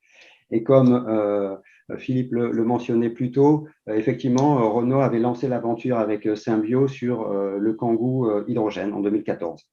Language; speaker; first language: French; native; French